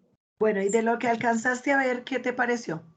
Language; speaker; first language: Spanish; native; Spanish